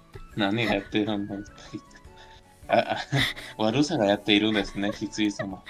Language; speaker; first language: Japanese; non-native, fluent; Spanish